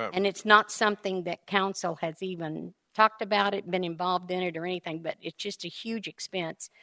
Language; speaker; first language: English; native; English